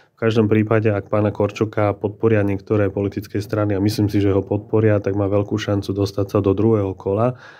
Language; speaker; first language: Slovak; native; Slovak